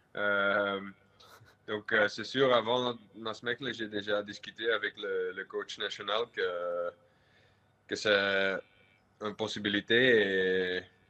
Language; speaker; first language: French; non-native, local second language; Dutch